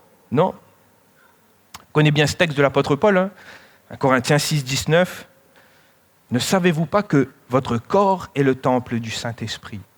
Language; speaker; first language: French; native; French